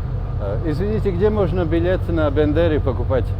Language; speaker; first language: Russian; non-native, learner; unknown